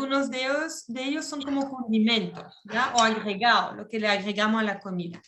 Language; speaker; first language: Spanish; native; Spanish